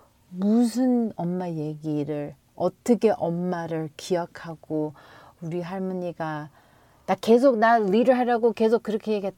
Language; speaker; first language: Korean; early bilingual, heritage; Korean